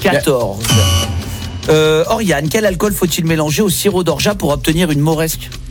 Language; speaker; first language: French; native; French